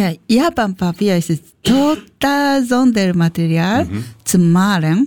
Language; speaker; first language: German; non-native, learner; Japanese